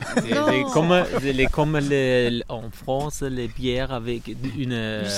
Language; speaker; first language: French; non-native, learner; German